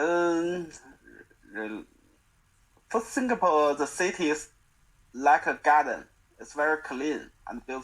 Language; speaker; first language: English; non-native, learner; Chinese